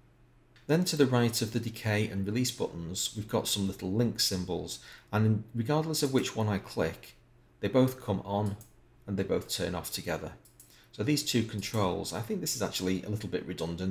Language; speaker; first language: English; native; English